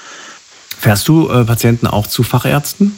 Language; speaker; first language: German; native; German